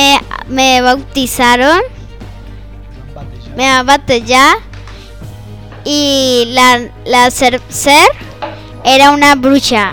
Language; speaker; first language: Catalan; non-native, learner; Spanish